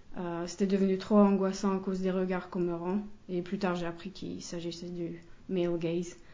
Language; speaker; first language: French; non-native, fluent; Finnish